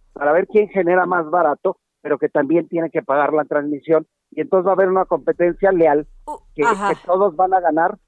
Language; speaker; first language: Spanish; native; Spanish